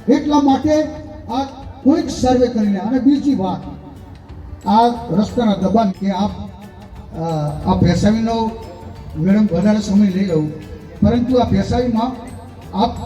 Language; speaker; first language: Gujarati; native; Gujarati